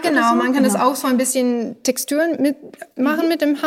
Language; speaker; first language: German; non-native, learner; English